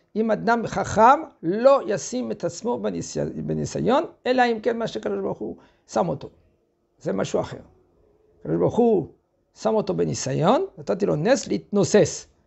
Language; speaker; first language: Hebrew; non-native, fluent; French